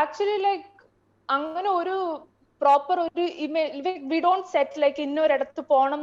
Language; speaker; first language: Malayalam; early bilingual, heritage; Malayalam